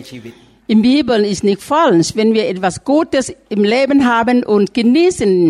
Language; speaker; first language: German; non-native, learner; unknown